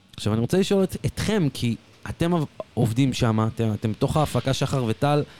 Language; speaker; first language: Hebrew; native; Hebrew